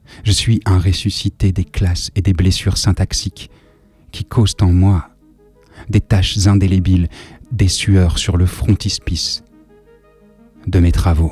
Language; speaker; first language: French; native; French